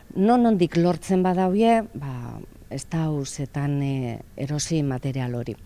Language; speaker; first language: Basque; native; Basque